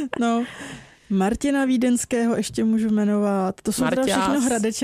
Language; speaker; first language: Czech; native; Czech